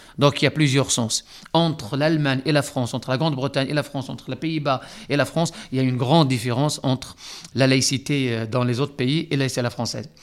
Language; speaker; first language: French; non-native, local second language; Arabic